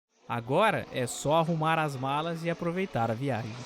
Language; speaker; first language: Portuguese; native; Portuguese